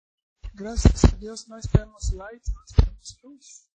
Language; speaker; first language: Portuguese; non-native, learner; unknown